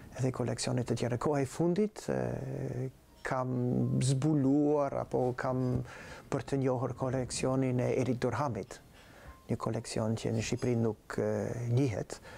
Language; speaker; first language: Albanian; non-native, fluent; English